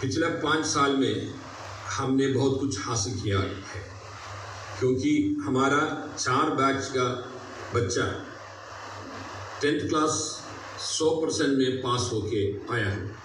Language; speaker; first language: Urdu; non-native, local second language; Malayalam